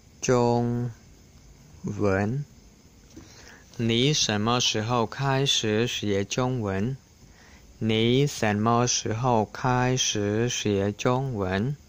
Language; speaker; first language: Chinese; non-native, learner; Khmer